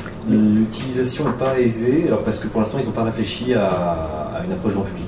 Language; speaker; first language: French; native; French